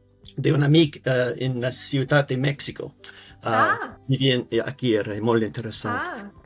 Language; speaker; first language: Spanish; non-native, fluent; English